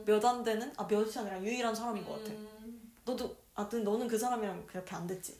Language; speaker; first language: Korean; native; Korean